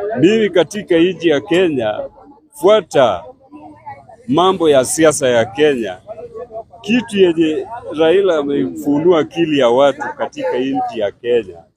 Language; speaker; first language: Swahili; non-native, local second language; Luo (Kenya and Tanzania)